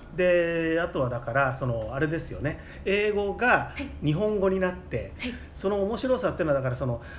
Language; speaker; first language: Japanese; native; Japanese